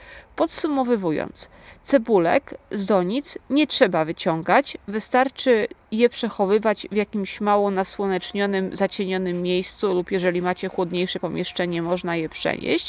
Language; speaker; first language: Polish; native; Polish